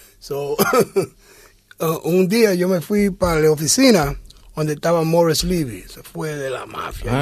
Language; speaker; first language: Spanish; early bilingual, heritage; English